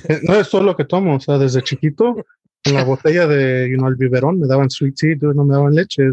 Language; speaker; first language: Spanish; early bilingual, heritage; Spanish